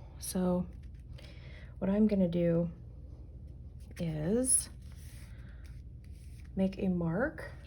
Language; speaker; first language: English; native; English